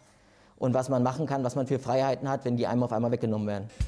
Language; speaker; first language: German; native; German